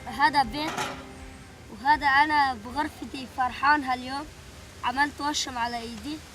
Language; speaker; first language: Arabic; native; Arabic